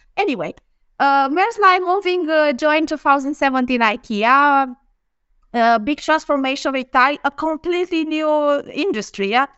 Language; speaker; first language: English; non-native, fluent; Romanian